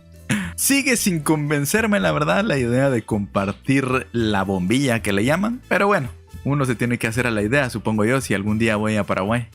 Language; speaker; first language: Spanish; native; Spanish